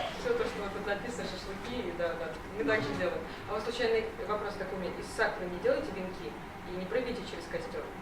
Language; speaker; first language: Russian; native; Russian